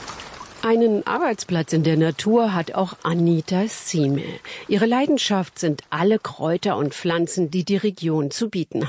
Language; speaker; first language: German; native; German